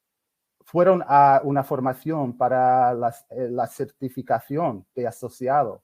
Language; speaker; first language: Spanish; non-native, fluent; English